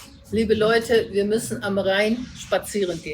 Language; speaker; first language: German; native; German